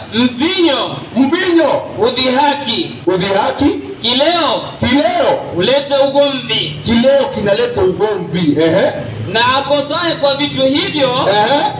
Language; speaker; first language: Swahili; non-native, local second language; Kikuyu